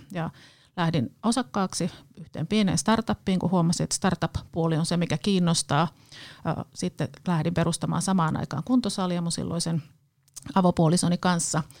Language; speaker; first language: Finnish; native; Finnish